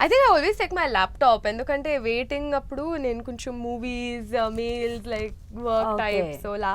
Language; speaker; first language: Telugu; non-native, learner; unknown